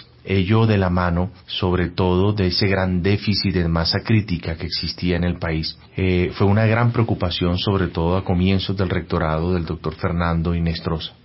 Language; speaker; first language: Spanish; native; Spanish